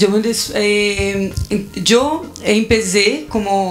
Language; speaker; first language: Spanish; non-native, fluent; Portuguese